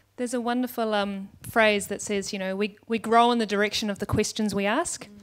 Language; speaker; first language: English; native; English